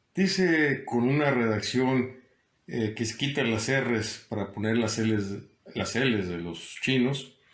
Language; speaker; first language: Spanish; native; Spanish